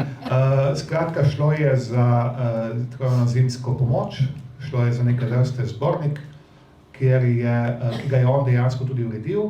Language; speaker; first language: Slovenian; native; Slovenian